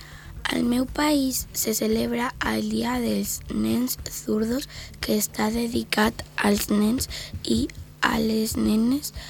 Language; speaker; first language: Catalan; early bilingual, other home language; Spanish